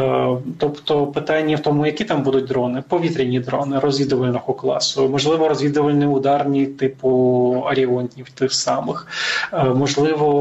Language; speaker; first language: Ukrainian; native; Ukrainian